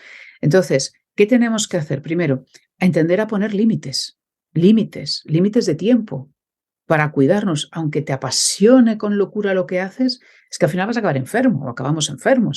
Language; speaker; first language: Spanish; native; Spanish